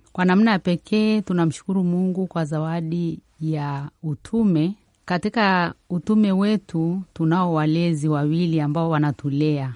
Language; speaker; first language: Swahili; native; Swahili